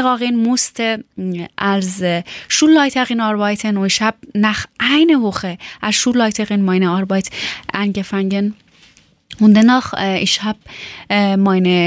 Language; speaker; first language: German; non-native, learner; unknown